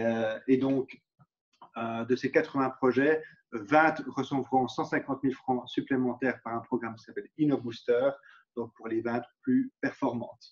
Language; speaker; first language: French; native; French